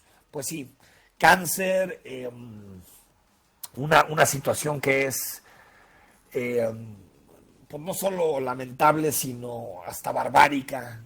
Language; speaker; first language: Spanish; native; Spanish